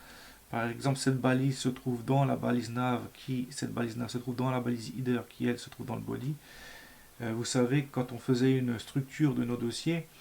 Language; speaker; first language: French; native; French